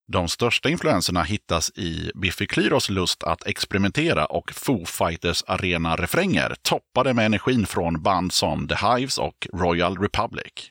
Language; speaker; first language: Swedish; native; Swedish